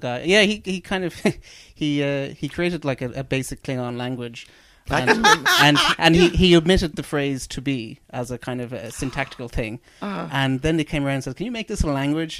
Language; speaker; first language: English; native; English